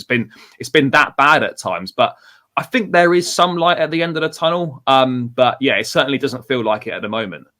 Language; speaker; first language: English; native; English